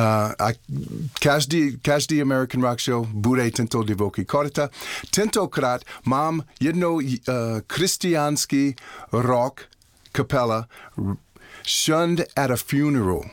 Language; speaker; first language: Czech; non-native, learner; English